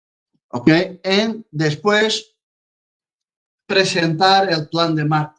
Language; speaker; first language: Spanish; non-native, fluent; Portuguese